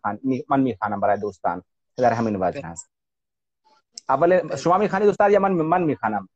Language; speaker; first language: Persian; non-native, fluent; Hindi